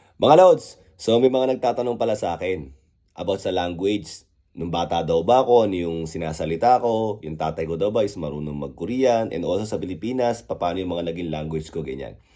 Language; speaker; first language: Filipino; early bilingual, other home language; Korean